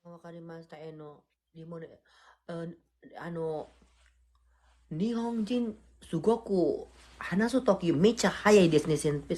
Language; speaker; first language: Japanese; non-native, learner; Indonesian